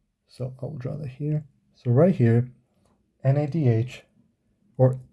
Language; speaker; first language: English; native; English